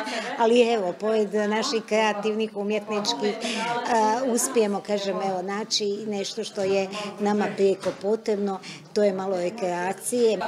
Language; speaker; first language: Croatian; native; Croatian